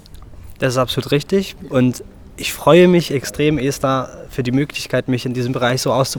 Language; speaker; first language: German; native; German